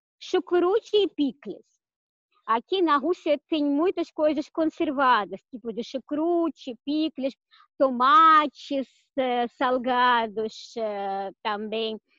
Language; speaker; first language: Portuguese; non-native, fluent; Russian